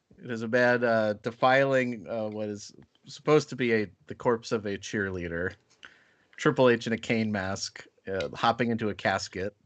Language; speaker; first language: English; native; English